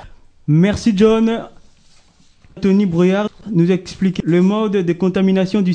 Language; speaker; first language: French; native; French